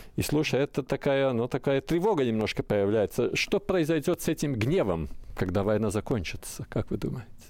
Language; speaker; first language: Russian; non-native, local second language; Latvian